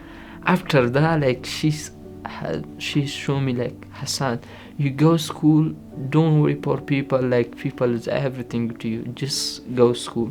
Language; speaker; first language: English; non-native, learner; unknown